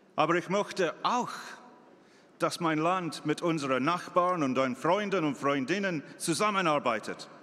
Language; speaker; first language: German; non-native, fluent; English